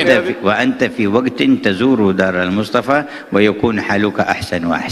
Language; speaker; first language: Arabic; native; Arabic